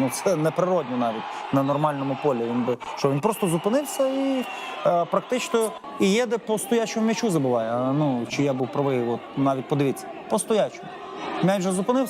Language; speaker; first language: Ukrainian; native; Ukrainian